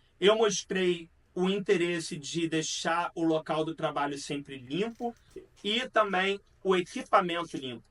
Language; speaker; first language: Portuguese; native; Portuguese